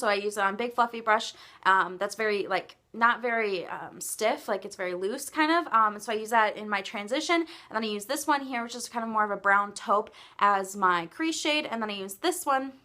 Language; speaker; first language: English; native; English